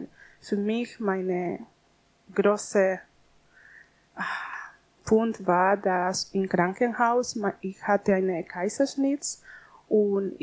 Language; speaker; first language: German; non-native, learner; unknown